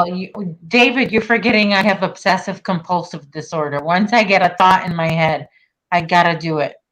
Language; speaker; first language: English; native; English